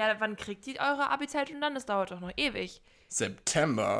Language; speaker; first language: German; native; German